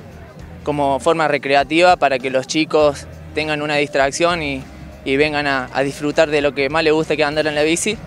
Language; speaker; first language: Spanish; native; Spanish